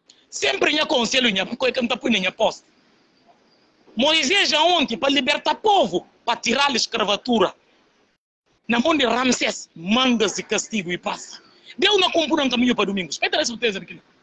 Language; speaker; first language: Portuguese; non-native, local second language; Upper Guinea Crioulo